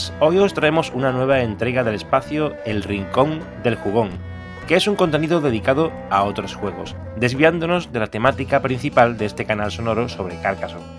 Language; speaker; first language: Spanish; native; Spanish